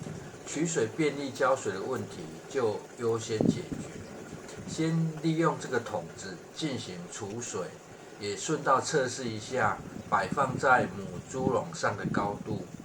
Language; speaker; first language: Chinese; native; Chinese